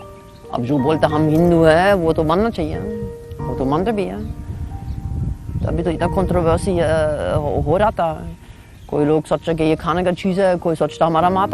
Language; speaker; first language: Hindi; non-native, fluent; German